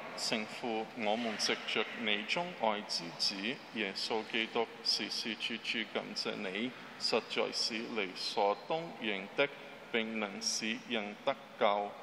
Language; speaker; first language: Chinese; non-native, learner; Portuguese